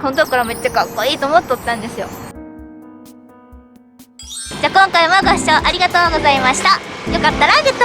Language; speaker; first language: Japanese; native; Japanese